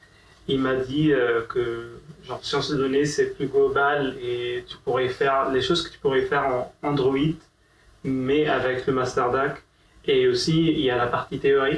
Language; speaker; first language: French; non-native, fluent; Arabic